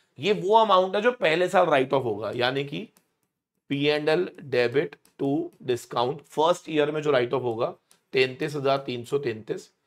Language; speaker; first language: Hindi; native; Hindi